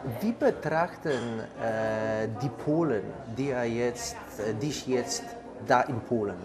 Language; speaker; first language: German; non-native, fluent; Polish